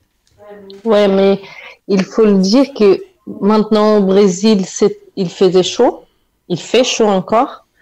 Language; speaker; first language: French; non-native, fluent; Portuguese